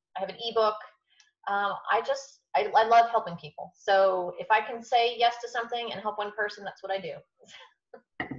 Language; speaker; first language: English; native; English